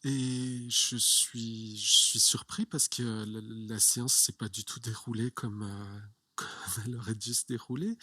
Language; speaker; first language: French; native; French